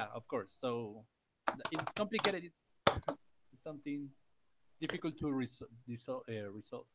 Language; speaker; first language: English; non-native, learner; Spanish